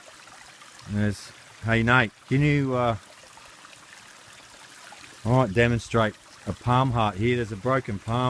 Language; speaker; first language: English; native; English